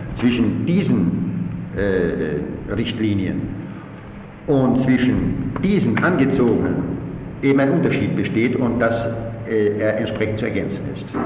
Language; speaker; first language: German; native; German